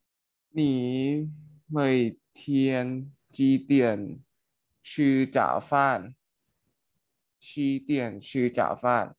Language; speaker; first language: Chinese; non-native, learner; Thai